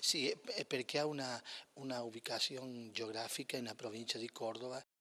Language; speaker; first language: Italian; non-native, fluent; Spanish